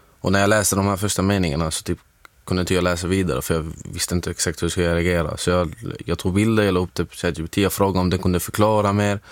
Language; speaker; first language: Swedish; non-native, fluent; Arabic